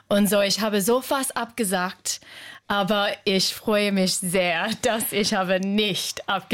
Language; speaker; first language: German; non-native, learner; English